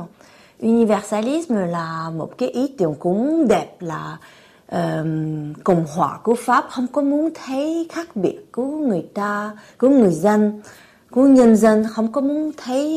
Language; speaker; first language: Vietnamese; early bilingual, heritage; Vietnamese